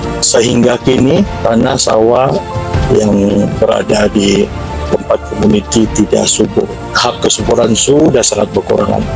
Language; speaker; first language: Malay; non-native, local second language; Central Dusun